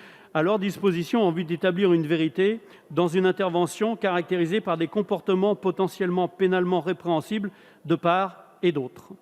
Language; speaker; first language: French; native; French